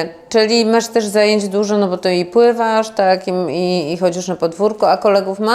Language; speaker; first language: Polish; native; Polish